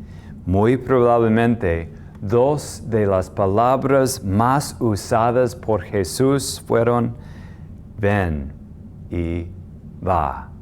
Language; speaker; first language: Spanish; non-native, fluent; English